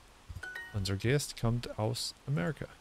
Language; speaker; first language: German; non-native, learner; English